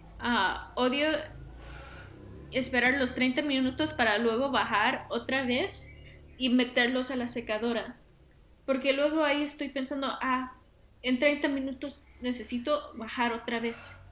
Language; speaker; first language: Spanish; early bilingual, heritage; Spanish